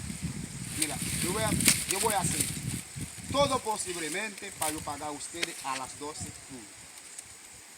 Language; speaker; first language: Spanish; non-native, local second language; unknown